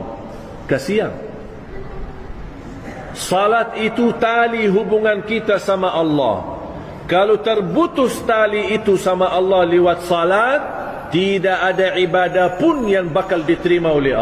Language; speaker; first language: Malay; non-native, fluent; Arabic